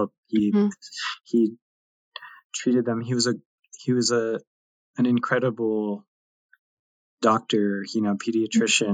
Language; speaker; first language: English; native; English